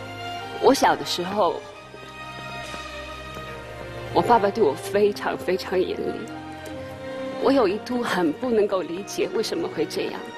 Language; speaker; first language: Chinese; native; Chinese